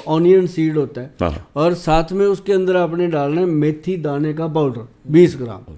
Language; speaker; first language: Hindi; native; Hindi